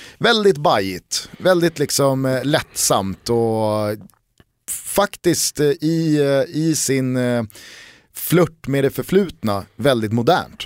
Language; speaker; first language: Swedish; native; Swedish